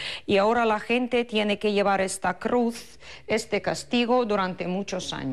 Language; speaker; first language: Spanish; non-native, fluent; Russian